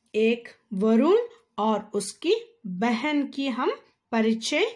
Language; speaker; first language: Hindi; non-native, local second language; Kannada